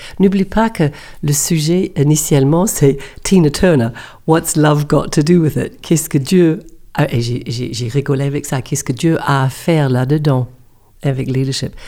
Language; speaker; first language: French; non-native, fluent; English